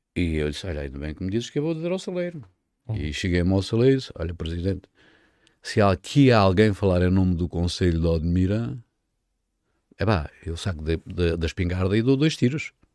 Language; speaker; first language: Portuguese; native; Portuguese